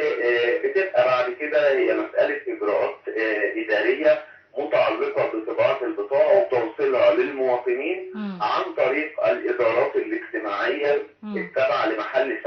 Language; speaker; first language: Arabic; native; Arabic